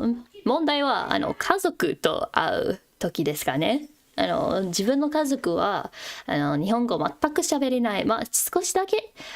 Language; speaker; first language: Japanese; non-native, fluent; English